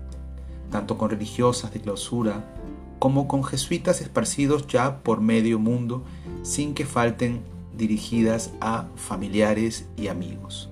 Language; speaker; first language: Spanish; native; Spanish